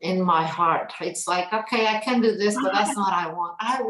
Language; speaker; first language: English; non-native, fluent; Portuguese